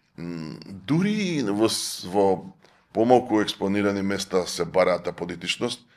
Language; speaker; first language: Macedonian; native; Macedonian